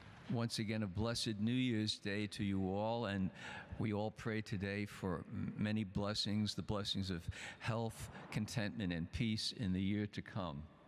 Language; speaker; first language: English; native; English